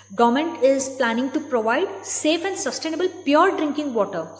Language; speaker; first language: English; non-native, local second language; Kannada